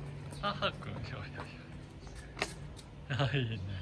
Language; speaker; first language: Japanese; native; Japanese